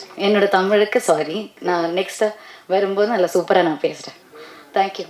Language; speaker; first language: Tamil; non-native, learner; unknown